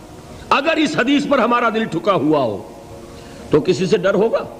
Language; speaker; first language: Urdu; native; Urdu